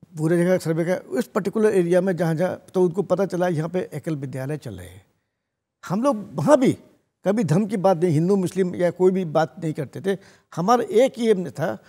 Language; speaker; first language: Hindi; native; Hindi